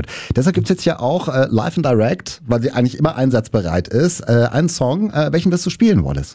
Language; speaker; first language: German; native; German